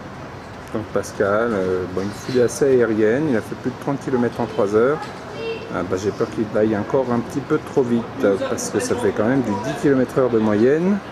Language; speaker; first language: French; native; French